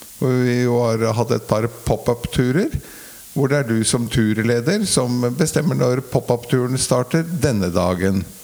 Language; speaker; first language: Norwegian; native; Norwegian